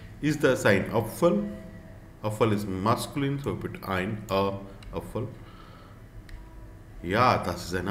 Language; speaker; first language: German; non-native, learner; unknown